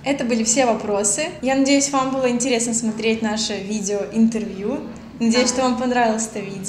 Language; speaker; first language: Russian; native; Russian